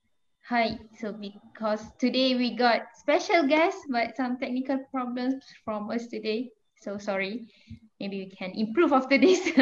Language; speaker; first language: English; non-native, fluent; Malay